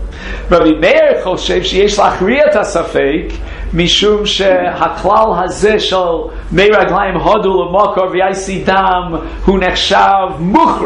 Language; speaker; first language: Hebrew; non-native, fluent; English